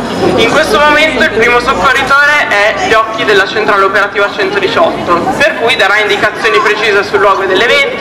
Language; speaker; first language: Italian; native; Italian